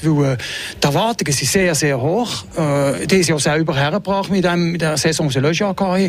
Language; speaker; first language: German; native; German